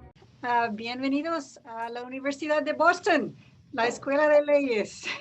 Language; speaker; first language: Spanish; non-native, fluent; English